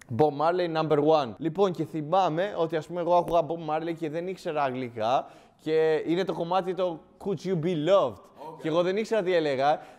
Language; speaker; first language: Greek; early bilingual, other home language; Albanian